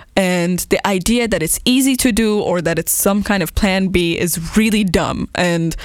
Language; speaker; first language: English; non-native, fluent; Persian